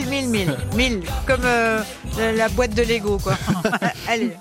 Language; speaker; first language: French; native; French